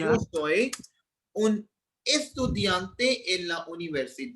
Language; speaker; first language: Spanish; non-native, fluent; Hindi